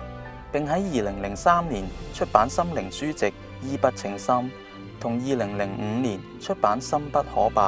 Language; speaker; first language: Cantonese; native; Cantonese